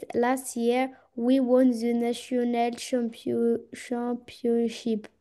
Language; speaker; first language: English; non-native, learner; French